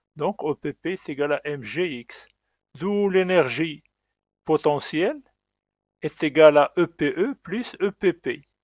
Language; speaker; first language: French; non-native, local second language; Arabic